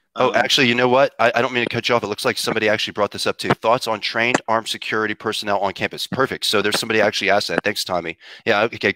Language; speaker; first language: English; native; English